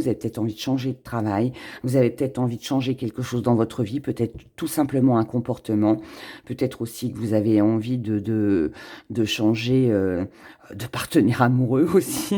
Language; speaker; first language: French; native; French